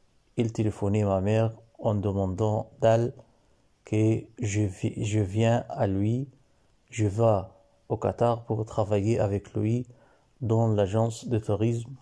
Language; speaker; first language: French; non-native, learner; Arabic